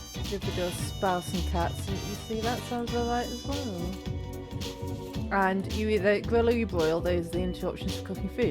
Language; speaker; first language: English; native; English